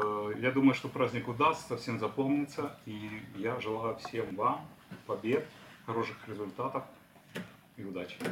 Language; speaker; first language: Russian; native; Russian